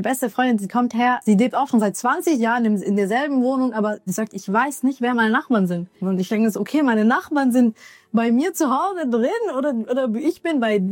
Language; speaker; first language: German; early bilingual, other home language; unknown